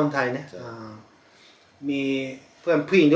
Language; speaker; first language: Thai; non-native, fluent; Japanese